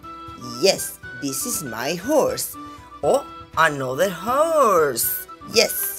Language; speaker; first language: English; non-native, fluent; Spanish